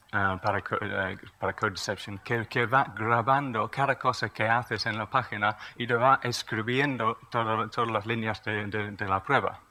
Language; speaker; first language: Spanish; non-native, fluent; English